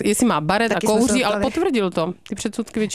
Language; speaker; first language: Czech; native; Czech